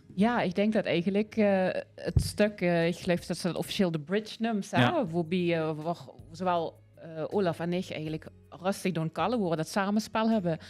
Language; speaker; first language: Dutch; native; Dutch